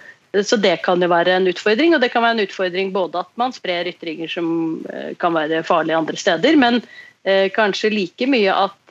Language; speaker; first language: Norwegian; native; Norwegian